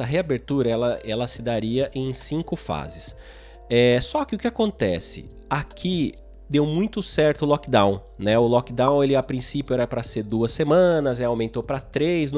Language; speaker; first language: Portuguese; native; Portuguese